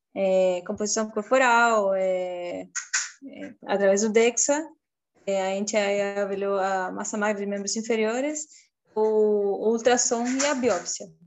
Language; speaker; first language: Portuguese; non-native, fluent; Spanish